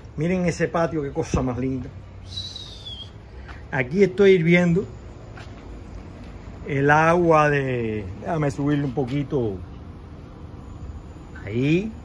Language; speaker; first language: Spanish; native; Spanish